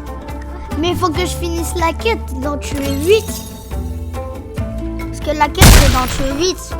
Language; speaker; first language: French; native; French